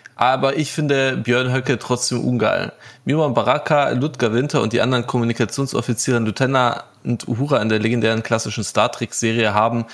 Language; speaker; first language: German; native; German